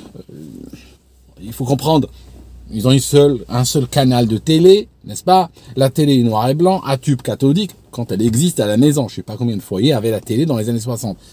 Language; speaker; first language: French; non-native, local second language; Arabic